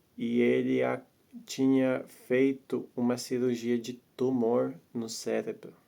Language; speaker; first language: Portuguese; non-native, fluent; Latvian